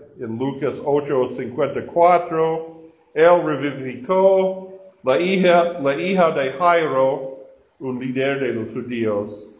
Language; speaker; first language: Spanish; non-native, learner; English